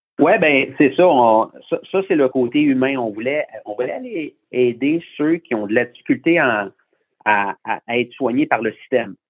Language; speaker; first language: French; native; French